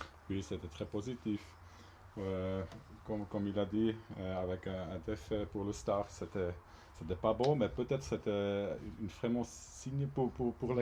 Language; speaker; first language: French; non-native, local second language; German